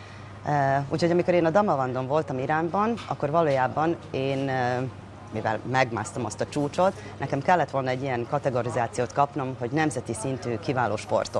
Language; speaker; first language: Hungarian; native; Hungarian